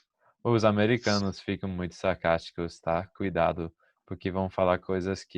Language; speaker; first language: Portuguese; non-native, fluent; English